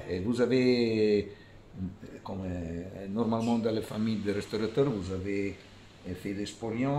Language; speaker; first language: French; non-native, fluent; Italian